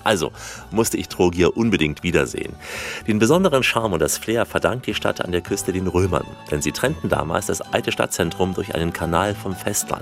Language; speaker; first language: German; native; German